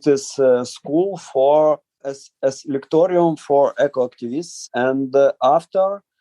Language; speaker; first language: English; non-native, learner; Ukrainian